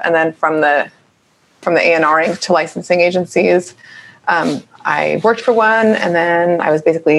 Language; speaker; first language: English; native; English